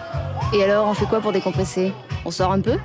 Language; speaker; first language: French; native; French